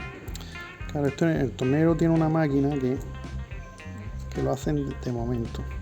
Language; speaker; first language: Spanish; native; Spanish